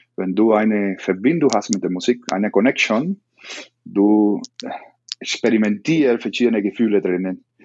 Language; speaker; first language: German; non-native, learner; Spanish